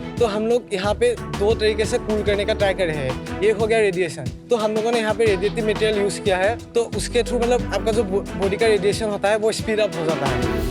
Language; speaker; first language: Hindi; non-native, local second language; Assamese